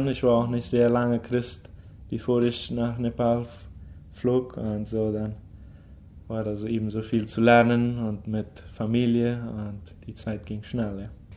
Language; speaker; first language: German; early bilingual, heritage; German